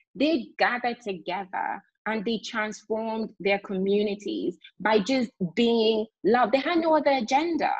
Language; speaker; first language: English; non-native, local second language; Yoruba